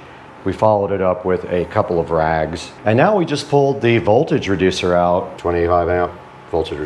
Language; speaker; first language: English; native; English